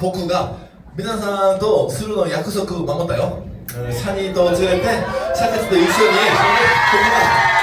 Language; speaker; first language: Japanese; non-native, learner; Korean